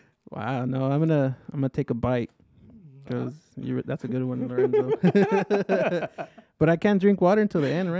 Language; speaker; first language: English; early bilingual, other home language; Spanish